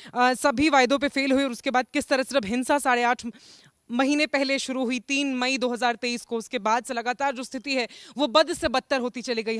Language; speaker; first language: Hindi; native; Hindi